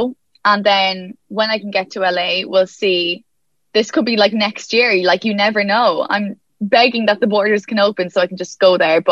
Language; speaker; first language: English; native; English